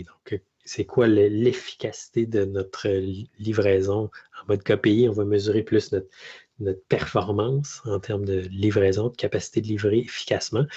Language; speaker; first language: French; native; French